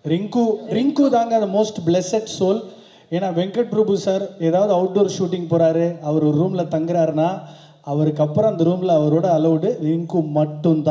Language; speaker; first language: Tamil; native; Tamil